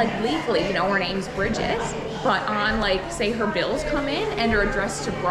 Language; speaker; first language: English; native; English